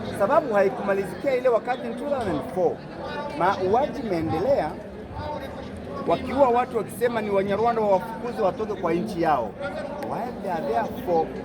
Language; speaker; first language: Swahili; non-native, local second language; Kinyarwanda